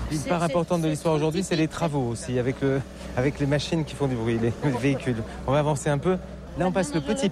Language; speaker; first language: French; native; French